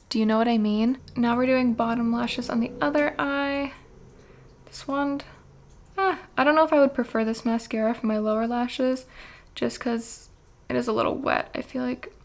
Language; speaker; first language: English; native; English